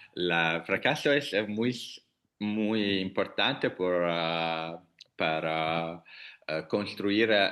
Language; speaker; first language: Spanish; non-native, learner; Italian